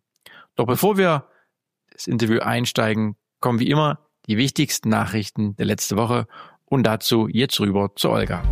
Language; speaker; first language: German; native; German